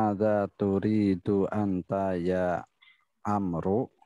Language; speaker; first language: Arabic; non-native, learner; Indonesian